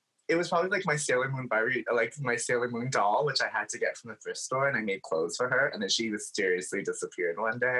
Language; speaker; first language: English; native; English